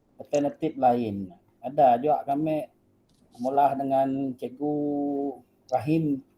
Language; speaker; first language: Malay; non-native, local second language; Iban